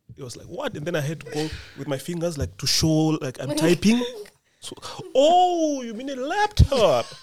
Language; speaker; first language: English; non-native, local second language; Nyanja